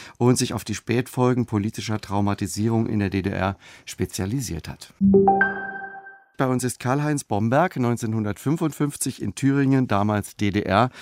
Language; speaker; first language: German; native; German